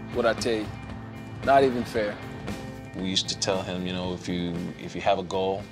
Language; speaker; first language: English; native; English